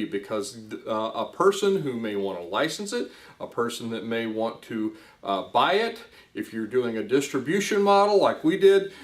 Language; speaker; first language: English; native; English